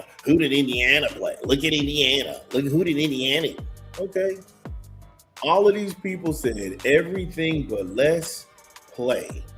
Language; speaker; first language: English; native; English